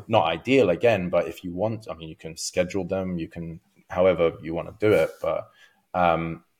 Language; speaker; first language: English; native; English